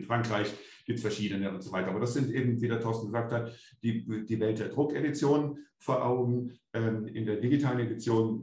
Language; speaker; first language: German; native; German